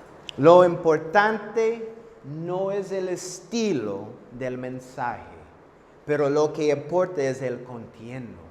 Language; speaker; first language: Spanish; non-native, fluent; English